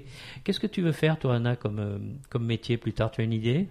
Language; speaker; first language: French; native; French